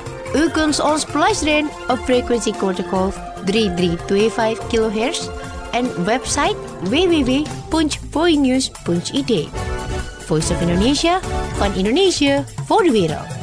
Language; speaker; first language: Dutch; non-native, fluent; Indonesian